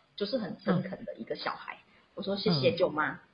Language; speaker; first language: Chinese; non-native, local second language; Min Nan Chinese